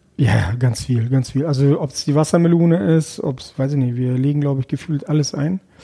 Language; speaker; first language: German; early bilingual, other home language; Russian